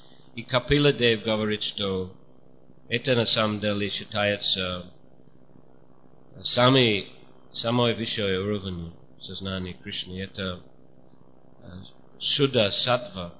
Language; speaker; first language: Russian; non-native, fluent; English